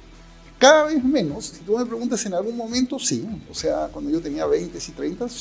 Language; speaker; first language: Spanish; native; Spanish